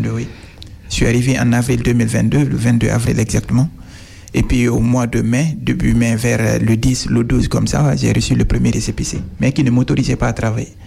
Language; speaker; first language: French; non-native, local second language; Fula